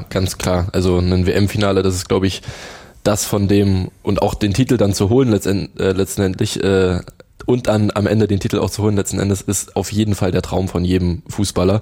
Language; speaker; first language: German; native; German